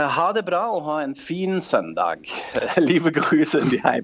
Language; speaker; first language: German; native; German